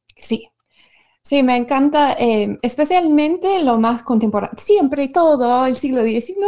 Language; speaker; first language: Spanish; non-native, fluent; English